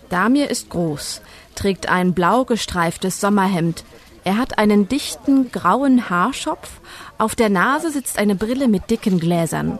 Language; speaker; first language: German; native; German